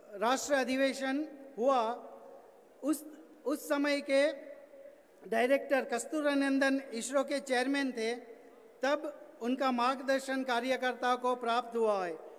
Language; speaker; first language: Hindi; non-native, local second language; Gujarati